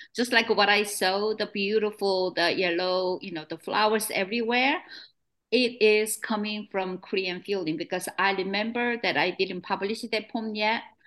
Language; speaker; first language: English; non-native, fluent; Korean